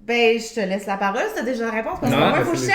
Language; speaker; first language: French; native; French